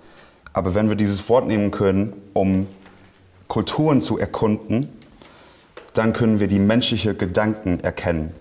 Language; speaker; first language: German; non-native, fluent; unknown